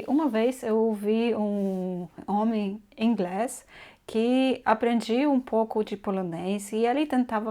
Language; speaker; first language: Portuguese; non-native, fluent; Polish